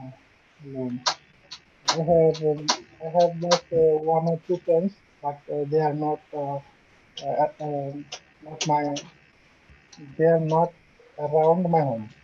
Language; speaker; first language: English; non-native, learner; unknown